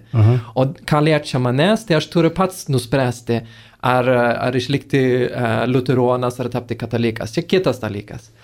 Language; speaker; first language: Lithuanian; non-native, fluent; Swedish